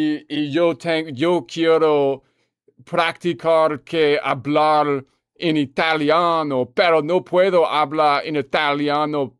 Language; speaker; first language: Spanish; non-native, learner; English